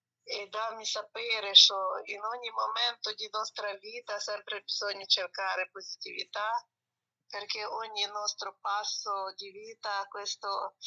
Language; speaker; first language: Italian; non-native, learner; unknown